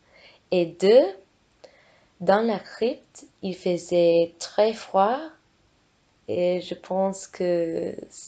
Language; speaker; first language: French; non-native, fluent; English